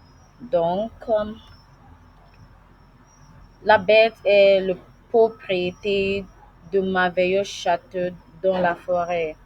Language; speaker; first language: French; non-native, learner; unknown